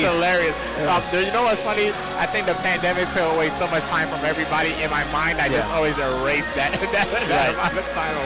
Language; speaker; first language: English; native; English